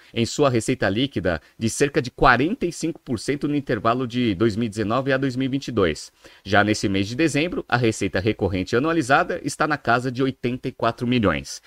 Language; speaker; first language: Portuguese; native; Portuguese